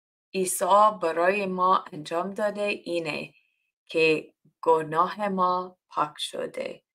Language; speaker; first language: Persian; non-native, learner; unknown